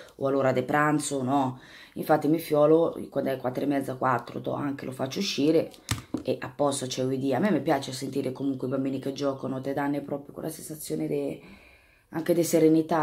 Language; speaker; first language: Italian; native; Italian